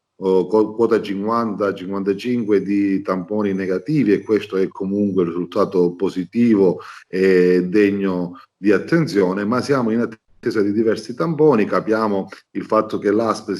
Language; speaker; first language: Italian; native; Italian